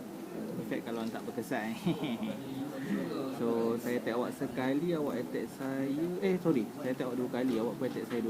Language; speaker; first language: Malay; native; Malay